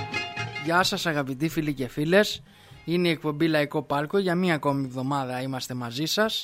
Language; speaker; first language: Greek; native; Greek